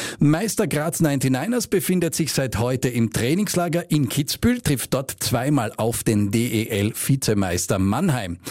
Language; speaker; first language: German; native; German